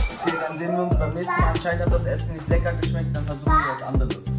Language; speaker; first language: German; early bilingual, other home language; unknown